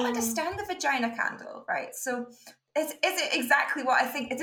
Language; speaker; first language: English; native; English